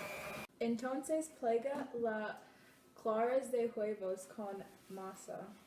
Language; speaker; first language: Spanish; non-native, learner; English